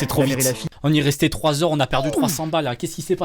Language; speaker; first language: French; native; French